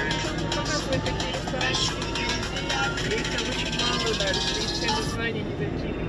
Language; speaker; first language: Russian; native; Russian